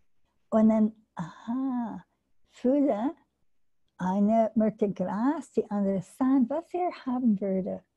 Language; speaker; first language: German; non-native, learner; English